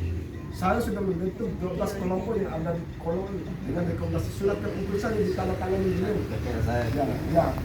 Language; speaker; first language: Indonesian; non-native, local second language; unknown